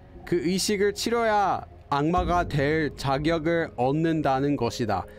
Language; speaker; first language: Korean; non-native, fluent; English